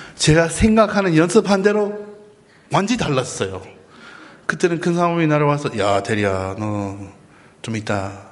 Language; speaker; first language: Korean; non-native, learner; English